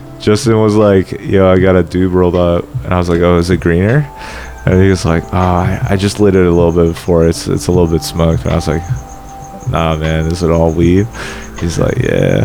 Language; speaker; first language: English; early bilingual, other home language; Polish